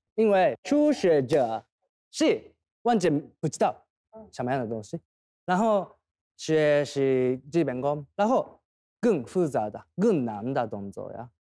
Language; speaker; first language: Chinese; non-native, fluent; Korean